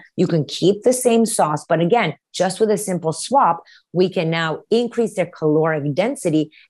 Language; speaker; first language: English; early bilingual, other home language; Romanian